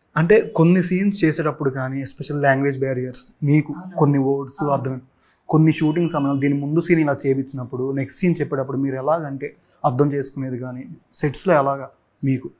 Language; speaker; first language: Telugu; native; Telugu